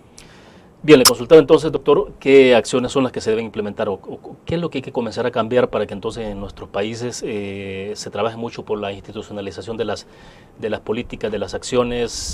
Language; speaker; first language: Spanish; native; Spanish